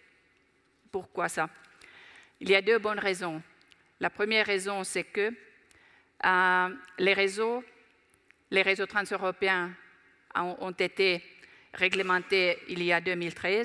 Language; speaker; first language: French; non-native, fluent; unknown